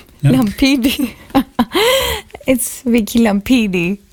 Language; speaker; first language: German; non-native, learner; Greek